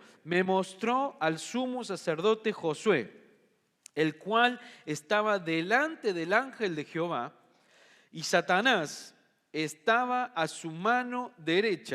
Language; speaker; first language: Spanish; native; Spanish